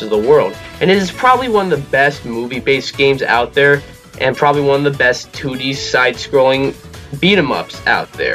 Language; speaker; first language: English; native; English